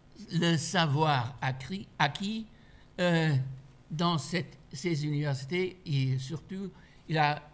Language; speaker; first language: French; non-native, fluent; German